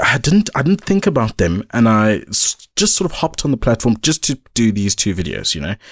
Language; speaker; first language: English; native; English